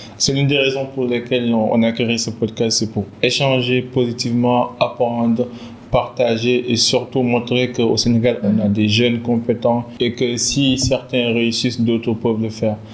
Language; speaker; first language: French; non-native, local second language; Wolof